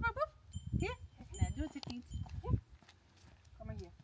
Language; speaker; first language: Dutch; early bilingual, heritage; Dutch